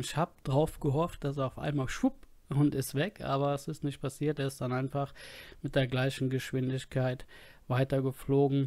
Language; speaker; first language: German; native; German